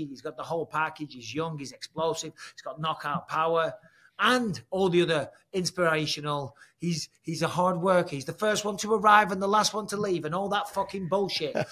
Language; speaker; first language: English; native; English